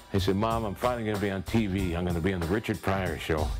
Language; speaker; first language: English; native; English